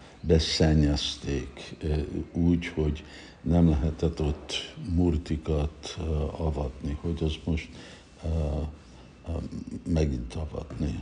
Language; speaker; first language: Hungarian; early bilingual, heritage; Hungarian